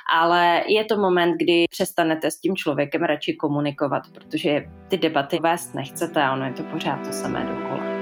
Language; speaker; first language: Czech; native; Czech